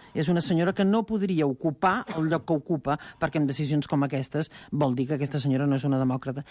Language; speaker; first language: Catalan; native; Catalan